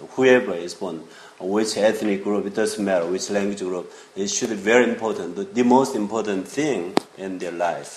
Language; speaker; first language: English; non-native, fluent; Korean